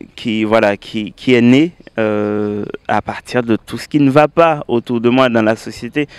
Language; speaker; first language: French; native; French